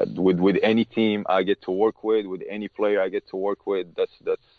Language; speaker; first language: English; early bilingual, other home language; Arabic